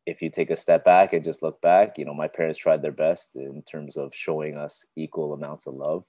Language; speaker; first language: English; native; English